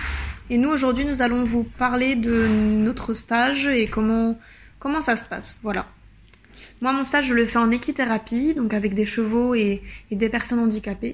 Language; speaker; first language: French; native; French